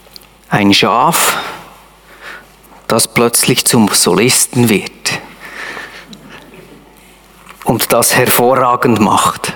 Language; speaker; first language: German; native; German